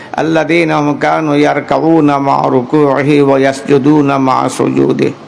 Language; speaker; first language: Arabic; non-native, fluent; Bangla